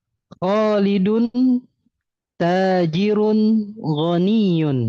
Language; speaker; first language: Arabic; non-native, fluent; Indonesian